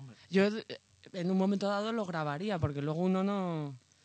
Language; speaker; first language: Spanish; native; Spanish